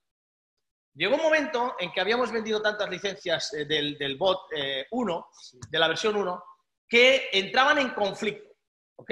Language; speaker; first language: Spanish; native; Spanish